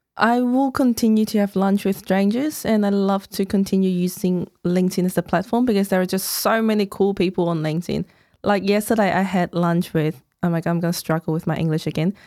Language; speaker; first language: English; non-native, fluent; Cantonese